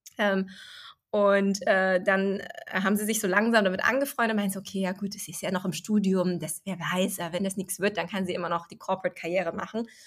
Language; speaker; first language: German; early bilingual, other home language; Chinese